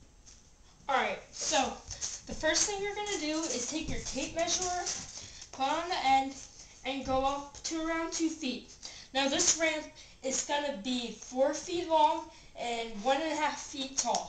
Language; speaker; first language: English; native; English